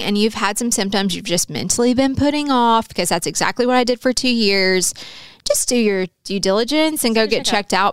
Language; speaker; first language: English; native; English